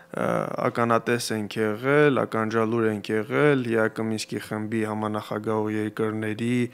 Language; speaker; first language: Armenian; native; Armenian